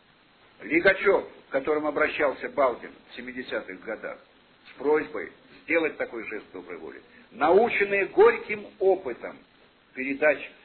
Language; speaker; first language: Russian; native; Russian